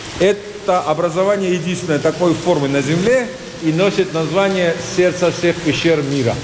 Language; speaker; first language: Russian; non-native, local second language; Georgian